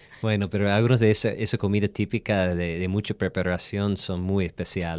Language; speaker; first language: Spanish; non-native, fluent; English